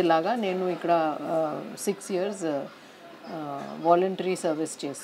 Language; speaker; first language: Telugu; non-native, learner; Hindi